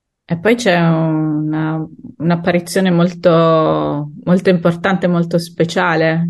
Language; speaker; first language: Italian; native; Italian